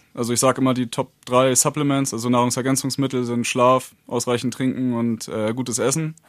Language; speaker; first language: German; native; German